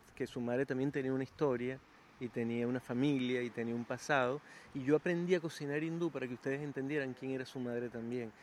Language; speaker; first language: Spanish; native; Spanish